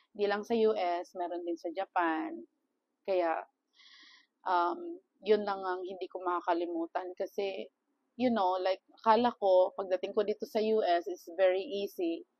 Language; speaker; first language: Filipino; non-native, local second language; Cebuano